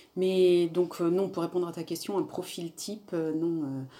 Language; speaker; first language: French; native; French